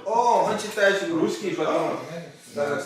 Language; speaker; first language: Russian; non-native, learner; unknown